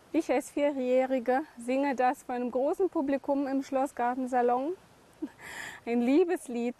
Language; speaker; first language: German; native; German